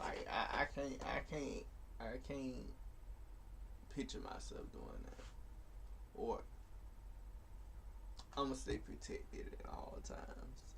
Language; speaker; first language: English; native; English